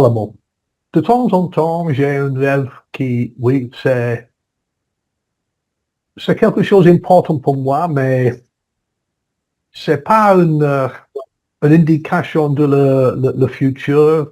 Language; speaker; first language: French; non-native, learner; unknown